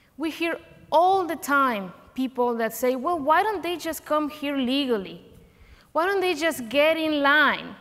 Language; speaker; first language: English; non-native, fluent; Spanish